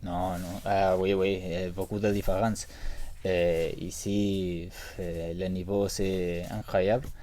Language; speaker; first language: French; non-native, learner; Spanish